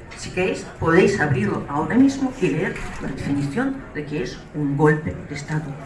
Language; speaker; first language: Spanish; non-native, fluent; Russian